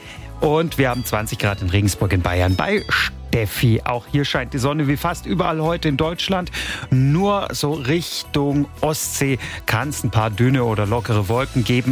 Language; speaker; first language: German; native; German